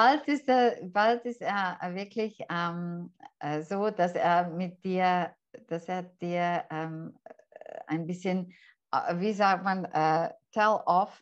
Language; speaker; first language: German; non-native, fluent; English